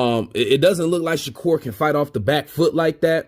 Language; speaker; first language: English; native; English